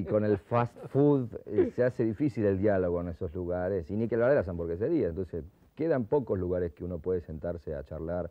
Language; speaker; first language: Spanish; native; Spanish